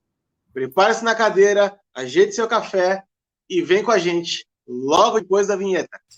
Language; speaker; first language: Portuguese; native; Portuguese